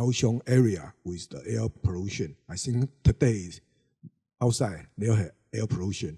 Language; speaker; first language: English; non-native, learner; Chinese